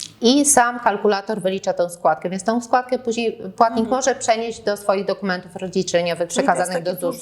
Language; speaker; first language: Polish; native; Polish